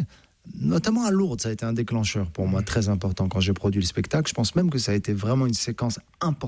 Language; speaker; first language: French; native; French